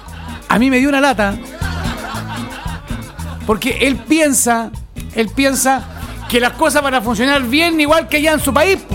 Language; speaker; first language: Spanish; native; Spanish